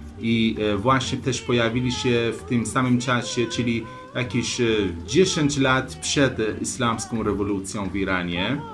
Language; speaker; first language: Polish; non-native, learner; Persian